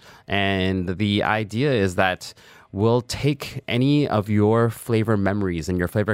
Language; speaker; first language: English; native; English